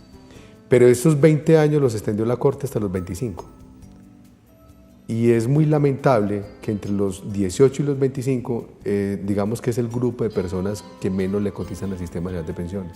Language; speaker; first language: Spanish; native; Spanish